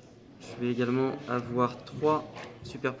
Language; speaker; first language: French; native; French